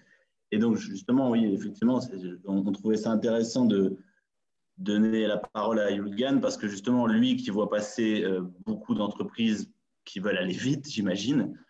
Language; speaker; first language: French; native; French